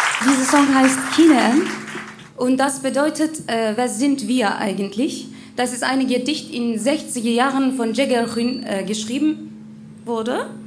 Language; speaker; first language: German; non-native, learner; Kurdish